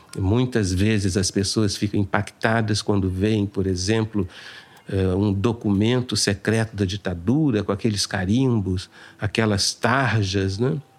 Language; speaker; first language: Portuguese; native; Portuguese